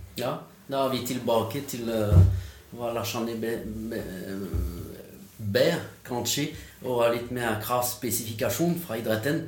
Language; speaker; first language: Norwegian; non-native, fluent; French